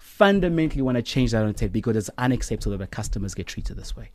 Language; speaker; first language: English; non-native, local second language; Zulu